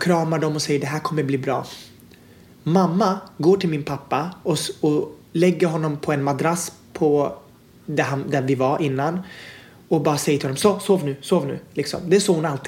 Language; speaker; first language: Swedish; native; Swedish